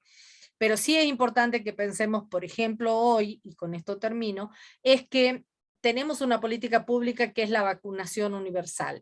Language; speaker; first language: Spanish; native; Spanish